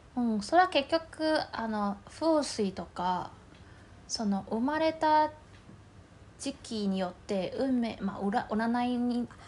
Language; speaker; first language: Japanese; non-native, fluent; Chinese